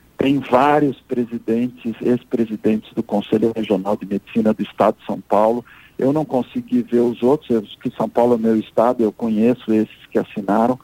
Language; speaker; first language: Portuguese; early bilingual, other home language; Italian